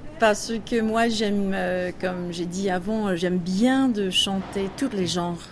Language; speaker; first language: French; non-native, learner; English